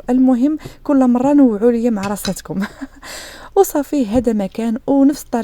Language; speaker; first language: Arabic; native; Arabic